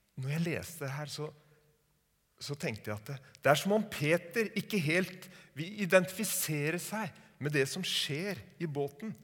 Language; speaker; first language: Norwegian; native; Norwegian